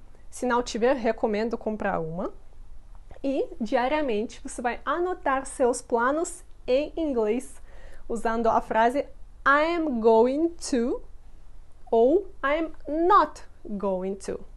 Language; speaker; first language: Portuguese; non-native, fluent; Russian